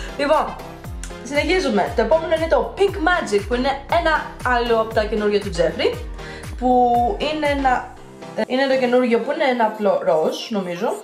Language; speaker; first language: Greek; early bilingual, heritage; Greek